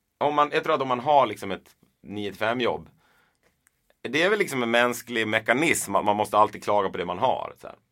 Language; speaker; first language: Swedish; native; Swedish